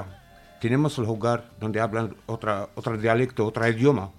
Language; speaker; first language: Spanish; non-native, fluent; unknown